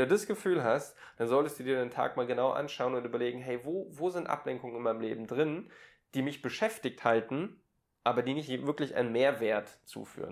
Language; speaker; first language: German; native; German